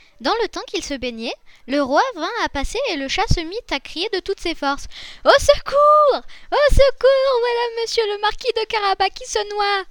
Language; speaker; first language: French; native; French